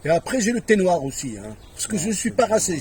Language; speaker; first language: French; native; French